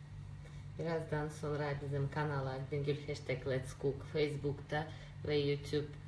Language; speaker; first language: Turkish; non-native, learner; Russian